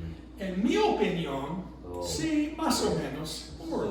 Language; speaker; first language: Spanish; non-native, fluent; English